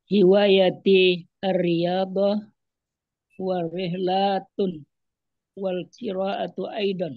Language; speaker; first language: Arabic; non-native, learner; Indonesian